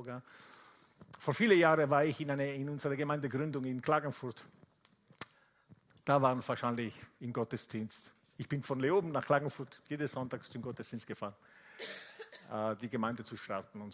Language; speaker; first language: German; non-native, fluent; Italian